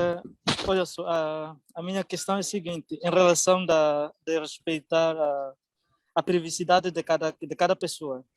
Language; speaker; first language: Portuguese; non-native, local second language; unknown